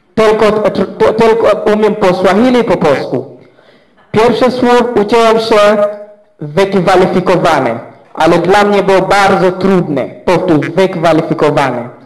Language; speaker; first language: Polish; non-native, learner; Swahili